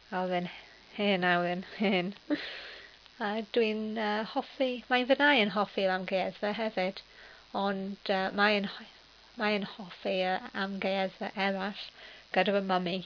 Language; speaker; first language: Welsh; non-native, learner; English